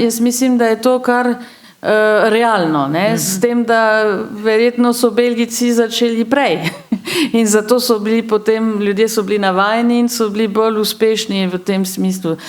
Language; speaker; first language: Slovenian; non-native, fluent; French